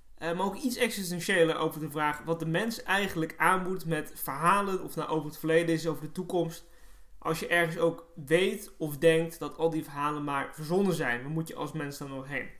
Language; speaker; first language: Dutch; native; Dutch